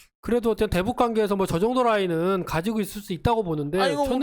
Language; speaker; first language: Korean; native; Korean